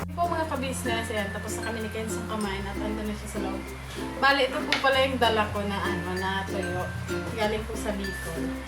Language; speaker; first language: Filipino; non-native, local second language; Bikol